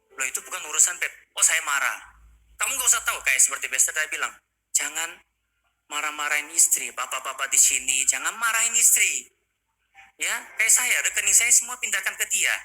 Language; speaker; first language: Indonesian; non-native, fluent; Korean